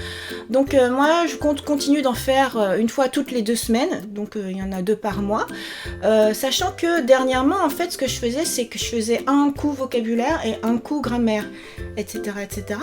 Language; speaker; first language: French; native; French